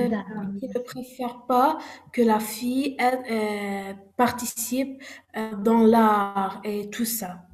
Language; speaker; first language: French; non-native, learner; Arabic